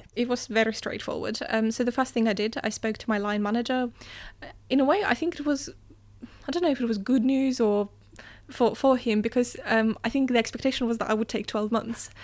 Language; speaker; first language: English; non-native, fluent; Russian